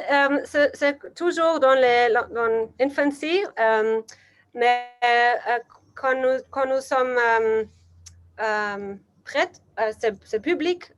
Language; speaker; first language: French; non-native, learner; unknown